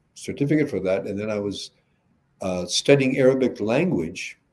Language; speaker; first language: English; native; English